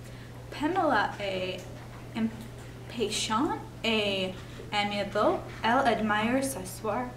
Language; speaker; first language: French; non-native, learner; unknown